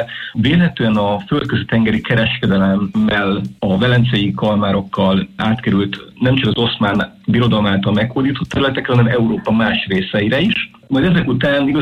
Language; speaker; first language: Hungarian; non-native, fluent; Spanish